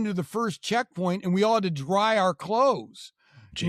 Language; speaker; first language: English; native; English